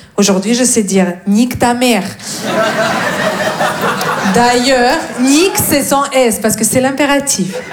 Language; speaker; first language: French; non-native, fluent; Russian